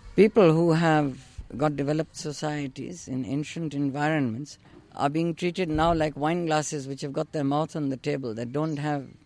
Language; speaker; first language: English; non-native, local second language; Urdu